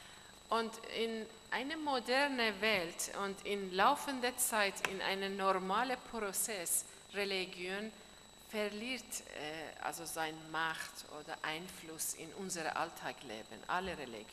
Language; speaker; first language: German; non-native, learner; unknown